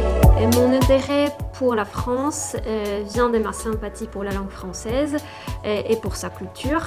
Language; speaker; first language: French; non-native, fluent; Polish